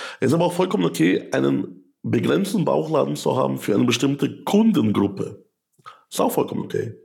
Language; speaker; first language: German; early bilingual, other home language; Russian